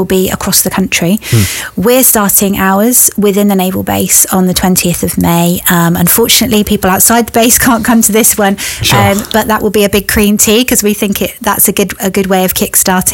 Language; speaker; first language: English; native; English